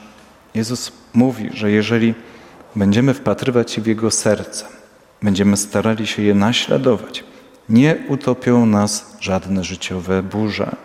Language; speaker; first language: Polish; native; Polish